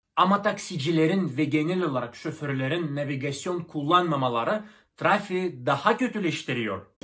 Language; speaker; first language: Turkish; non-native, fluent; Russian